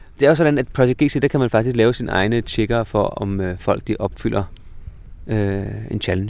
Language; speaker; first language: Danish; native; Danish